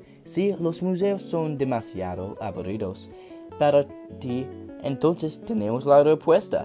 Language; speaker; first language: Spanish; non-native, learner; English